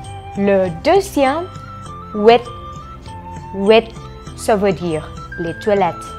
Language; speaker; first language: French; non-native, fluent; Thai